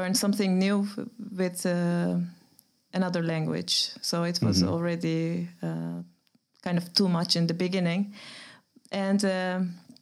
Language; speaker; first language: English; non-native, fluent; Turkish